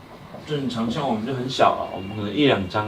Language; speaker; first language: Chinese; native; Chinese